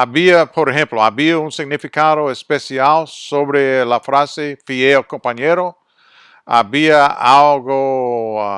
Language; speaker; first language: Spanish; non-native, fluent; English